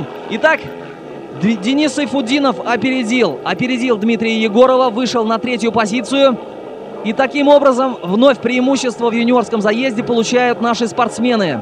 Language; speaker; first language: Russian; native; Russian